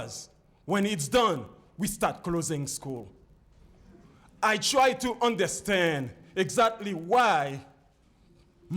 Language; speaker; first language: English; non-native, fluent; Haitian Creole